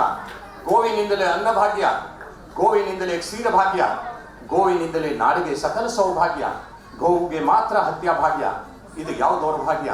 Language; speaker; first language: Kannada; non-native, fluent; Hindi